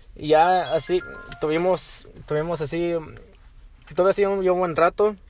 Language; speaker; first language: Spanish; early bilingual, heritage; Spanish